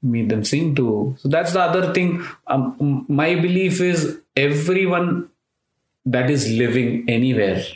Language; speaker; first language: English; non-native, local second language; Marathi